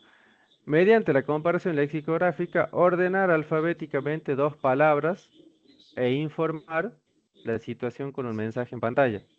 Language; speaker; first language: Spanish; native; Spanish